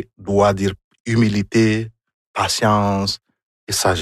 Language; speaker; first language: French; non-native, fluent; Igbo